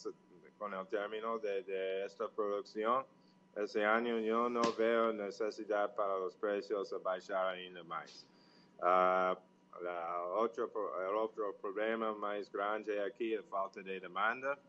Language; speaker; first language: Portuguese; non-native, fluent; English